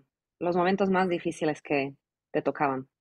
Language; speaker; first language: Spanish; non-native, fluent; Slovak